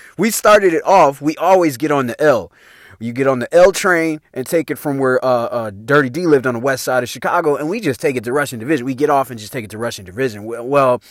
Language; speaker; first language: English; native; English